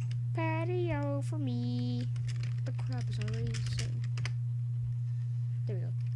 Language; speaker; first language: English; native; English